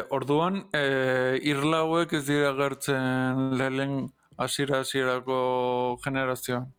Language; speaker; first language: Basque; non-native, local second language; Spanish